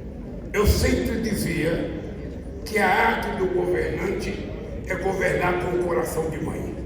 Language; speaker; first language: Portuguese; native; Portuguese